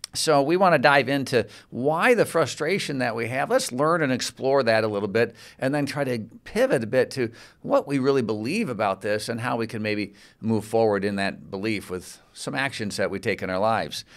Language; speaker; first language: English; native; English